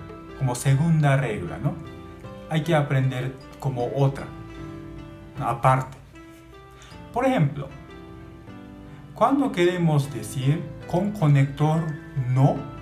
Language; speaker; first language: Spanish; non-native, learner; Japanese